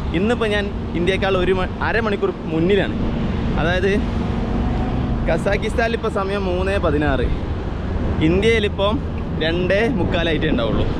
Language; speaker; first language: English; non-native, local second language; Malayalam